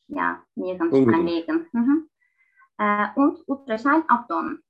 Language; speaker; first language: German; non-native, learner; Turkish